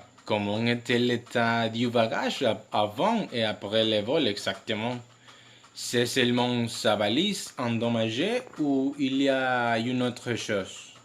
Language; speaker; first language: French; non-native, learner; Spanish